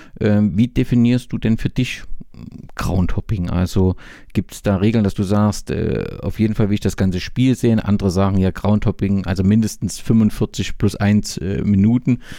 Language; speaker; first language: German; native; German